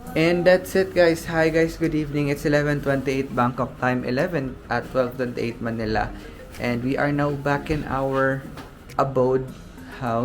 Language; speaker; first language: English; non-native, local second language; Filipino